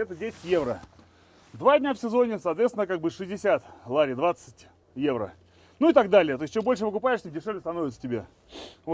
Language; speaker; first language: Russian; native; Russian